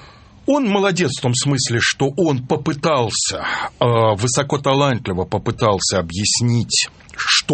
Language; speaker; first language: Russian; native; Russian